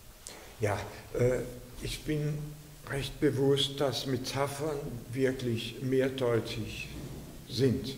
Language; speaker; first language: German; non-native, fluent; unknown